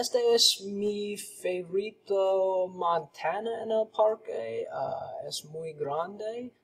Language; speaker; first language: Spanish; non-native, learner; English